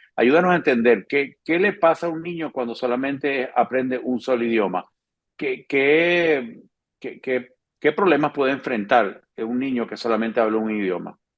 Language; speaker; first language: Spanish; native; Spanish